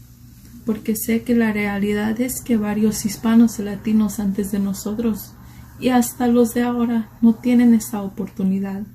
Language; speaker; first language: Spanish; early bilingual, heritage; Spanish